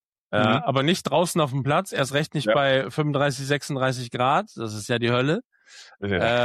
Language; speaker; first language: German; native; German